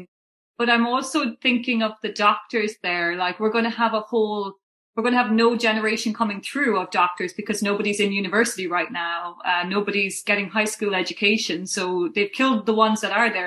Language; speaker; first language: English; native; English